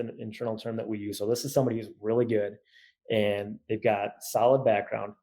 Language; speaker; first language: English; native; English